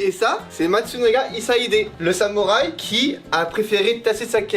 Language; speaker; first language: French; native; French